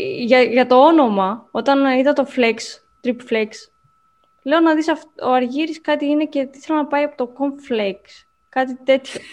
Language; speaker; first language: Greek; native; Greek